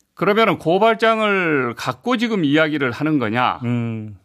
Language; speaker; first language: Korean; native; Korean